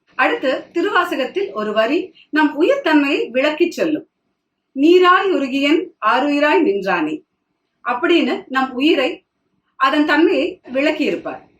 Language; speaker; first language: Tamil; non-native, local second language; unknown